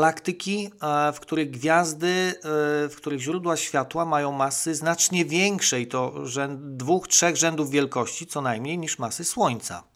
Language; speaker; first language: Polish; native; Polish